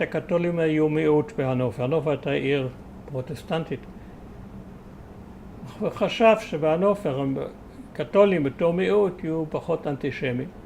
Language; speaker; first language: Hebrew; early bilingual, other home language; German